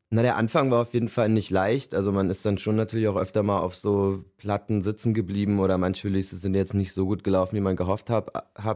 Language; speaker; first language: German; native; German